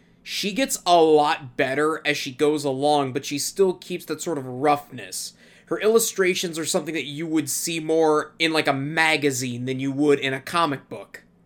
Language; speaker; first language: English; native; English